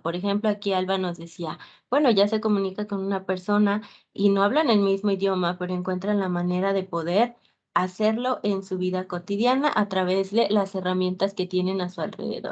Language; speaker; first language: Spanish; native; Spanish